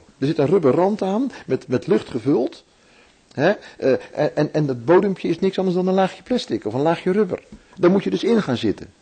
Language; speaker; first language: Dutch; native; Dutch